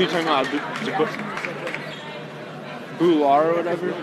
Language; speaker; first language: English; native; English